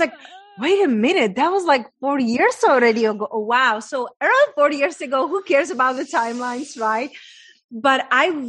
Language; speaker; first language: English; non-native, fluent; Czech